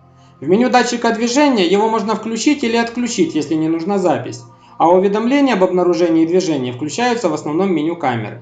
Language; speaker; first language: Russian; native; Russian